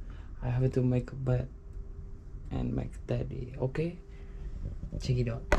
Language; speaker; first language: English; non-native, learner; Indonesian